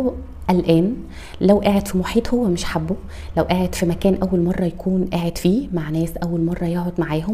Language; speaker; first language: Arabic; native; Arabic